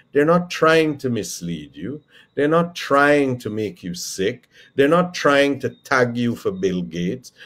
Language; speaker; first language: English; native; English